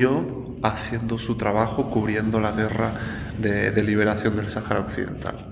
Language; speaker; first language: Spanish; native; Spanish